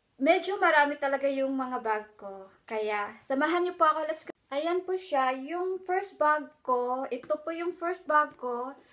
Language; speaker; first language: Filipino; non-native, local second language; Cebuano